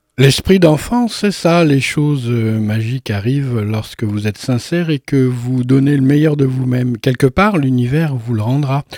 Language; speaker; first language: French; native; French